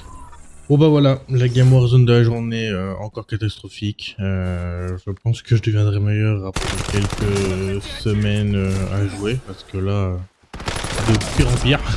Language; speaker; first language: French; native; French